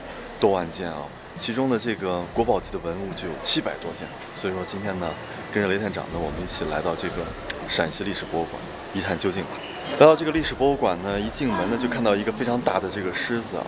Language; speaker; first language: Chinese; native; Chinese